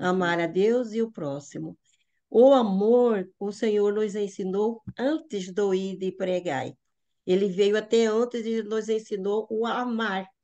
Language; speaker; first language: Portuguese; native; Portuguese